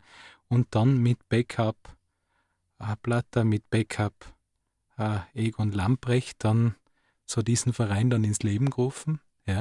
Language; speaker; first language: German; native; German